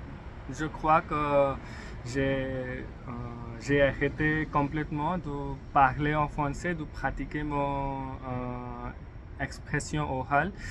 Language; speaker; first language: French; non-native, learner; English